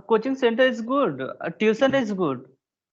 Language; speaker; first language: English; non-native, learner; Hindi